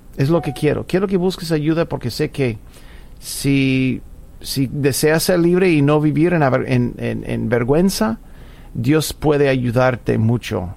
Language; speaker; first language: Spanish; non-native, fluent; English